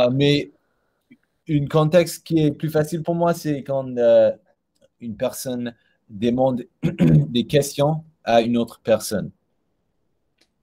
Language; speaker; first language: French; non-native, learner; English